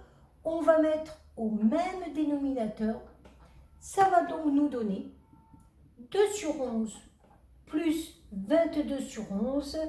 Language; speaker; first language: French; native; French